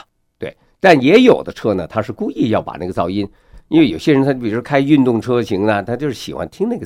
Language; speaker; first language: Chinese; native; Chinese